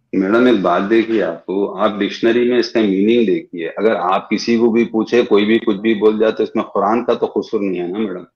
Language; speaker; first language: Hindi; non-native, local second language; Urdu